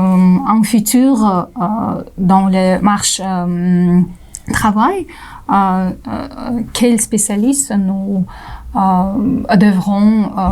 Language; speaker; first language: French; non-native, fluent; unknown